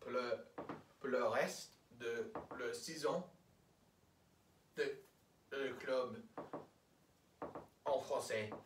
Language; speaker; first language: French; non-native, learner; English